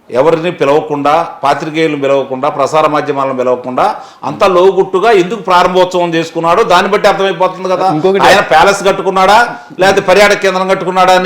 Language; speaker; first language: Telugu; native; Telugu